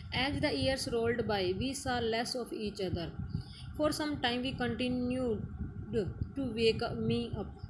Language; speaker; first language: Hindi; native; Hindi